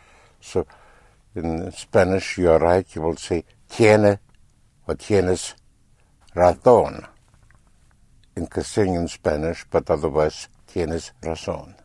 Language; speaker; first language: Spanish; non-native, fluent; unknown